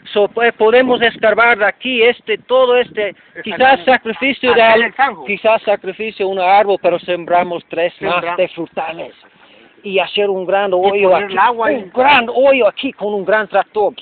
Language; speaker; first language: Spanish; non-native, learner; English